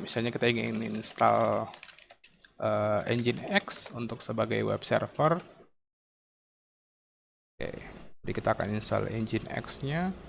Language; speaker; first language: Indonesian; native; Indonesian